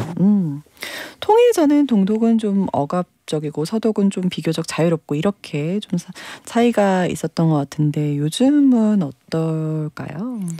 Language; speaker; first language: Korean; native; Korean